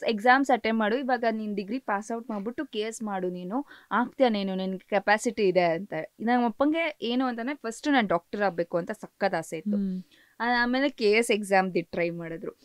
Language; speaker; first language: Kannada; native; Kannada